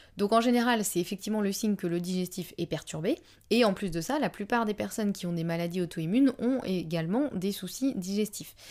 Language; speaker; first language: French; native; French